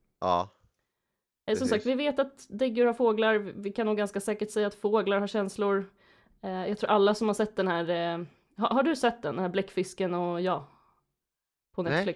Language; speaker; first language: Swedish; native; Swedish